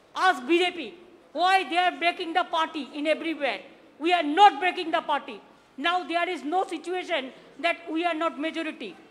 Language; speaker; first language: English; non-native, local second language; Bangla